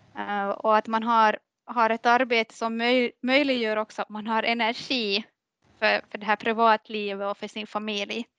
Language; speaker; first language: Swedish; native; Swedish